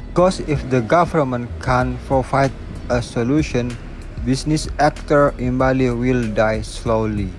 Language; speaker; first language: English; non-native, local second language; Indonesian